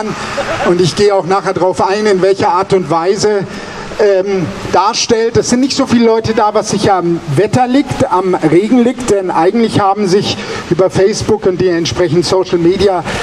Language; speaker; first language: German; native; German